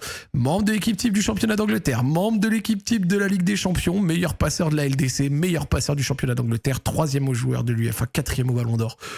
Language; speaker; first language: French; native; French